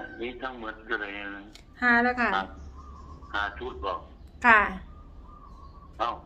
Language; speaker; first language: Thai; non-native, local second language; Northeastern Thai